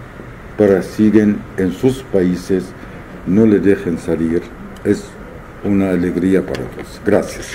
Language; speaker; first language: Spanish; non-native, fluent; Arabic